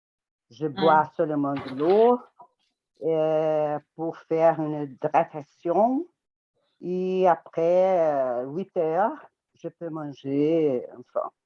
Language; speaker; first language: French; non-native, learner; Portuguese